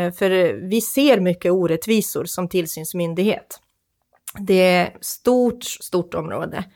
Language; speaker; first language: Swedish; non-native, fluent; Croatian